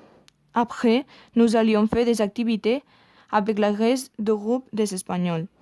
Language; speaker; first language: French; non-native, learner; Spanish